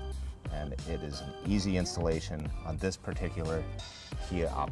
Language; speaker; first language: English; native; English